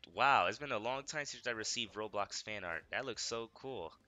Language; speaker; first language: English; native; English